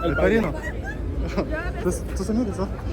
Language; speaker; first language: Spanish; non-native, learner; Russian